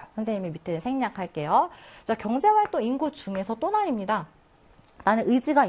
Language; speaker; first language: Korean; native; Korean